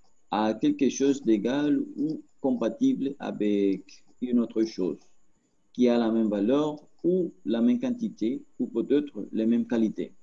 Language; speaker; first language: French; non-native, learner; Spanish